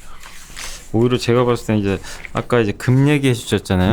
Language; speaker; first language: Korean; native; Korean